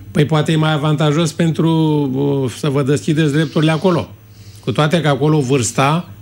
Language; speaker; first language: Romanian; native; Romanian